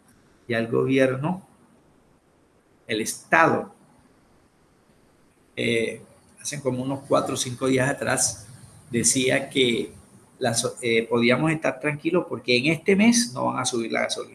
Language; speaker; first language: Spanish; native; Spanish